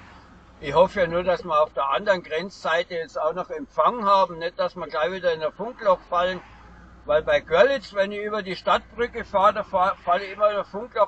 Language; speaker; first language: German; native; German